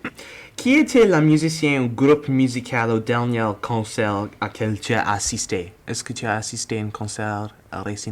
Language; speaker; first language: French; non-native, learner; English